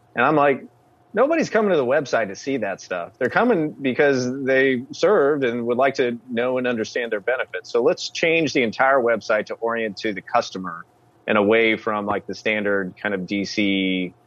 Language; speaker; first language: English; native; English